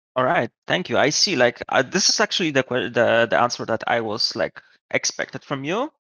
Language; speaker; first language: English; non-native, learner; Polish